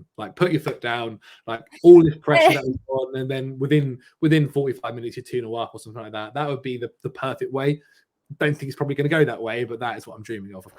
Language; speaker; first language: English; native; English